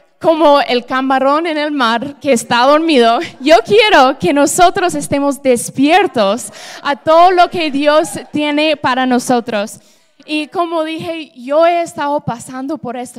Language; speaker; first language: Spanish; non-native, fluent; English